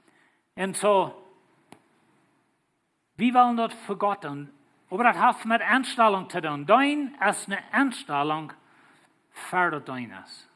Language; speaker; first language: German; early bilingual, heritage; Plautdietsch